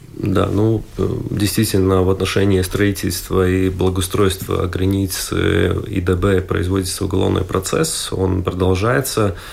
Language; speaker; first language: Russian; non-native, local second language; Latvian